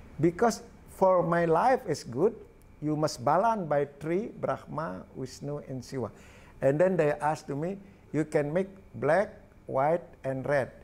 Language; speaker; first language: English; non-native, learner; Balinese